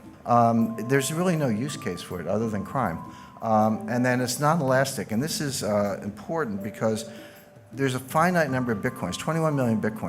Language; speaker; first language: English; native; English